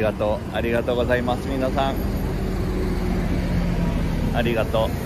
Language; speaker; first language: Japanese; non-native, learner; Korean